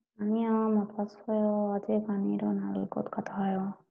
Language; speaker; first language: Korean; non-native, learner; Spanish